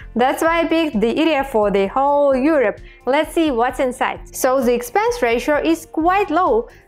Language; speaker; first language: English; non-native, fluent; Russian